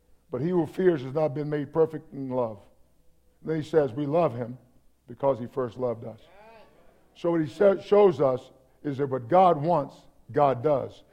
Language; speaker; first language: English; native; English